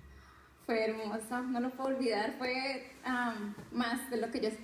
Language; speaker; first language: Spanish; native; Spanish